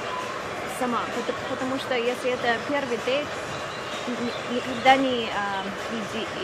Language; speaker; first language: Russian; early bilingual, heritage; Russian